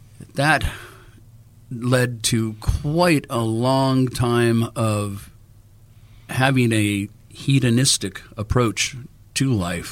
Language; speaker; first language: English; native; English